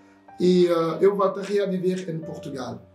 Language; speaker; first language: Portuguese; non-native, learner; French